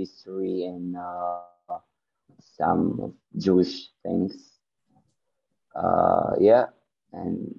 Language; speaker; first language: English; non-native, learner; Ukrainian